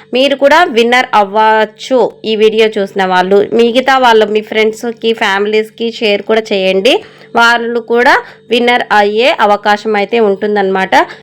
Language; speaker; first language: Telugu; non-native, local second language; Urdu